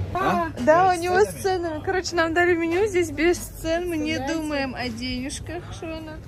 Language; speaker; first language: Russian; native; Russian